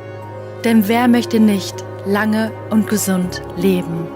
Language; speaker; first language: German; native; German